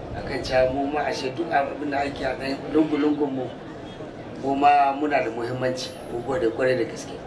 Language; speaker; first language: Hausa; native; Hausa